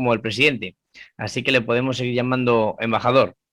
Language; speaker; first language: Spanish; native; Spanish